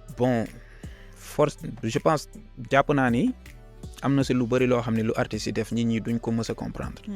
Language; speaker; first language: Wolof; native; Wolof